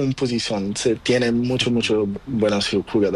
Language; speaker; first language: Spanish; non-native, learner; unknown